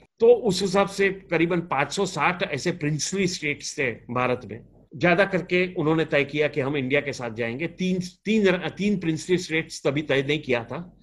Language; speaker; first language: Hindi; non-native, local second language; Gujarati